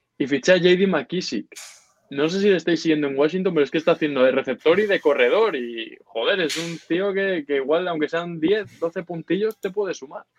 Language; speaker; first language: Spanish; native; Spanish